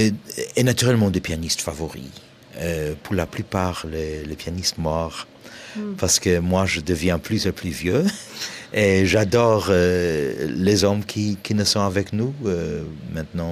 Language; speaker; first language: French; non-native, fluent; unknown